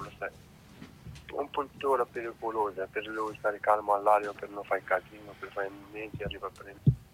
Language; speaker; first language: Italian; non-native, learner; Arabic